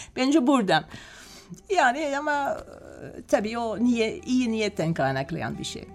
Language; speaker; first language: Turkish; non-native, fluent; Dutch